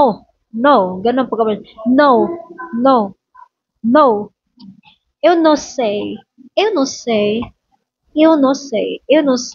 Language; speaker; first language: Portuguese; non-native, learner; Filipino